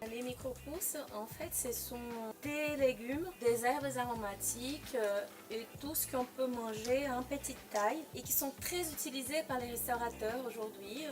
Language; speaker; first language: French; non-native, fluent; Portuguese